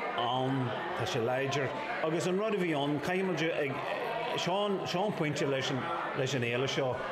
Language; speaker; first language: Irish; non-native, local second language; English